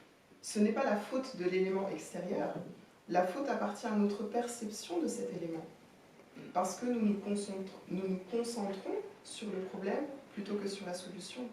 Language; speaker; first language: French; native; French